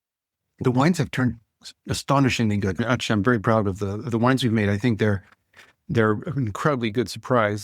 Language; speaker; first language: English; non-native, fluent; French